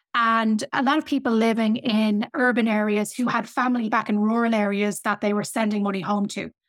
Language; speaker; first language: English; native; English